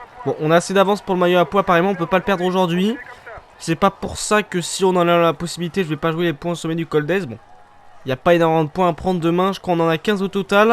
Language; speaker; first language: French; native; French